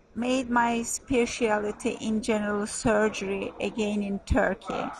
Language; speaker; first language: English; non-native, fluent; Turkish